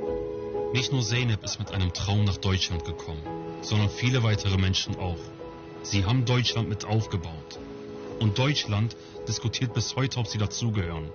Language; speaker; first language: German; early bilingual, other home language; Kurdish